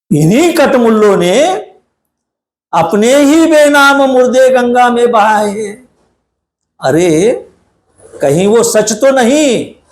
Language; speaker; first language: Hindi; non-native, local second language; Marathi